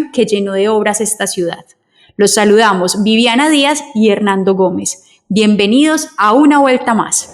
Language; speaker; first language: Spanish; native; Spanish